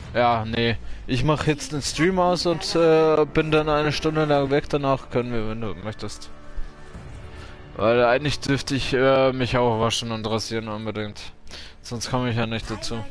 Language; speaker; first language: German; native; German